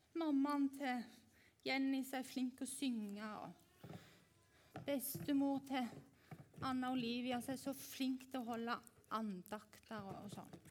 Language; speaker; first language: Norwegian; native; Norwegian